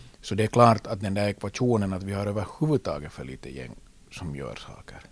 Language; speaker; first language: Swedish; native; Swedish